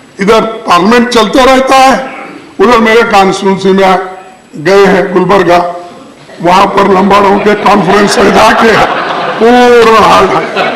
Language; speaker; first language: Hindi; non-native, local second language; Kannada